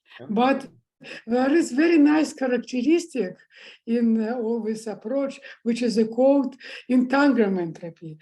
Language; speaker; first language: English; non-native, fluent; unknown